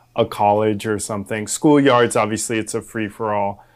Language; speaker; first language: English; native; English